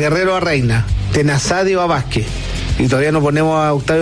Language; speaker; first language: Spanish; native; Spanish